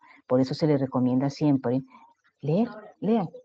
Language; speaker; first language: Spanish; native; Spanish